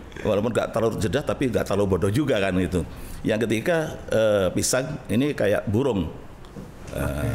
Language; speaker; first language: Indonesian; native; Indonesian